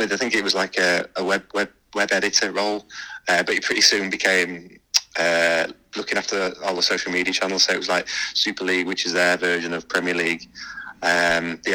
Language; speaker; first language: English; native; English